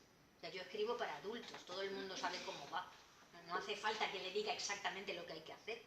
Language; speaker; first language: Spanish; native; Spanish